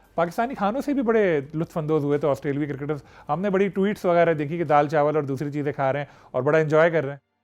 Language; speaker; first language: Urdu; native; Urdu